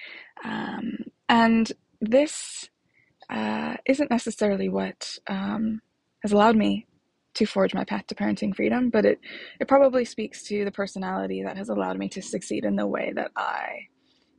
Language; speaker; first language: English; native; English